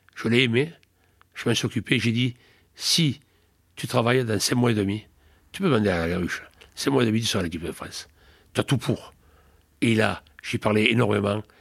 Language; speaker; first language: French; native; French